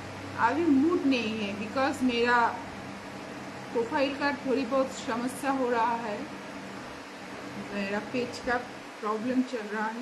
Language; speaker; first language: Hindi; non-native, local second language; Bangla